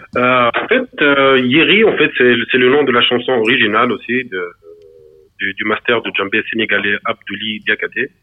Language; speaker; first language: French; non-native, local second language; Arabic